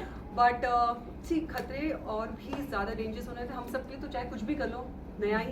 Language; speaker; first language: Hindi; native; Hindi